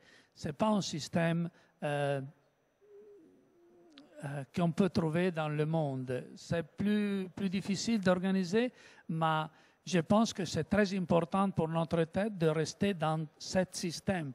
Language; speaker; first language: French; non-native, learner; Italian